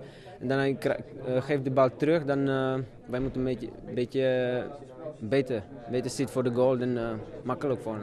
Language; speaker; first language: Dutch; non-native, learner; Czech